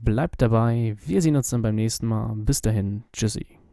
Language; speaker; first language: German; native; German